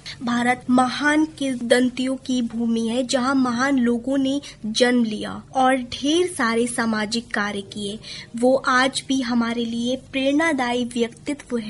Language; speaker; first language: Hindi; native; Hindi